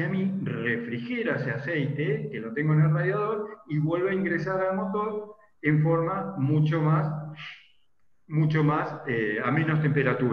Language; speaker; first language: Spanish; native; Spanish